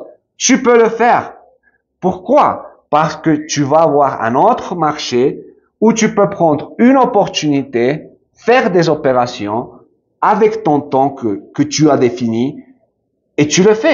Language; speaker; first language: French; non-native, fluent; Spanish